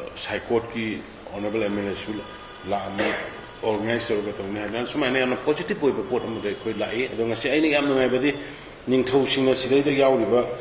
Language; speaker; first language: Manipuri; non-native, local second language; Thado Chin